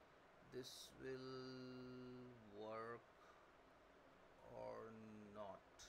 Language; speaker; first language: English; non-native, local second language; Bangla